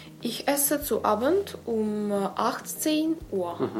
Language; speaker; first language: German; non-native, learner; Russian